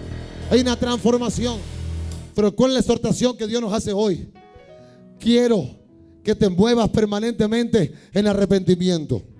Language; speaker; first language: Spanish; native; Spanish